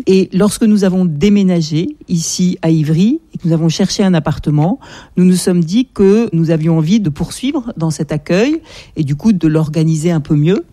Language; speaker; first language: French; native; French